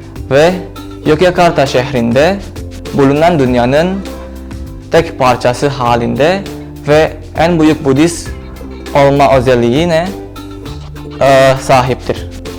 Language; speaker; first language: Turkish; non-native, learner; Indonesian